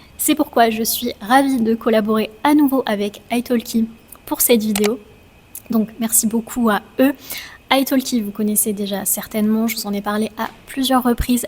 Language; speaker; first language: French; native; French